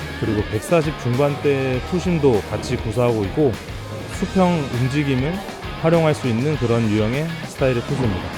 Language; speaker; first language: Korean; native; Korean